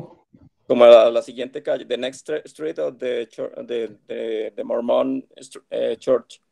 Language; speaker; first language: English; non-native, learner; Spanish